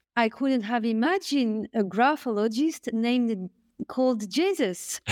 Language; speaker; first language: English; non-native, fluent; French